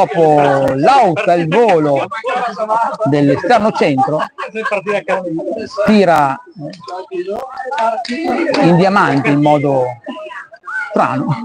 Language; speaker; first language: Italian; native; Italian